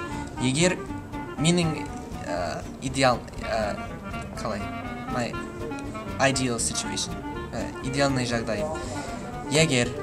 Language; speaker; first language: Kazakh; non-native, learner; English